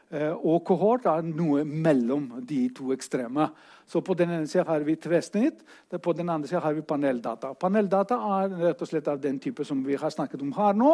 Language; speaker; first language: Norwegian; non-native, fluent; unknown